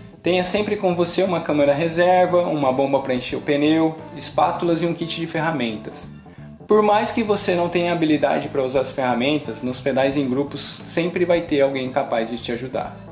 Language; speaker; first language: Portuguese; native; Portuguese